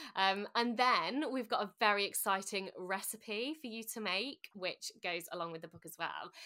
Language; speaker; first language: English; native; English